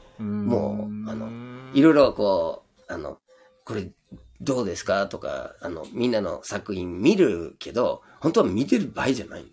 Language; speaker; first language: Japanese; non-native, fluent; English